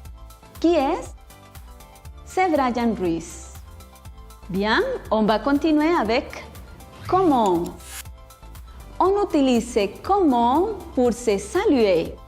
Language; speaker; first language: French; non-native, fluent; Spanish